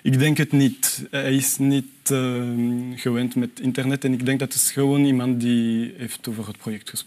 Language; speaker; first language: Dutch; non-native, local second language; French